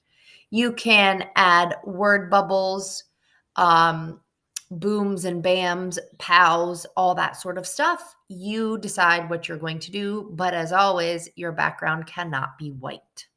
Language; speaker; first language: English; native; English